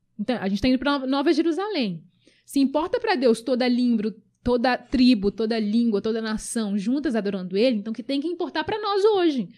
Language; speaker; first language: Portuguese; early bilingual, other home language; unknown